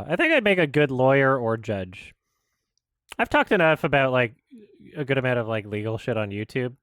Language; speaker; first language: English; native; English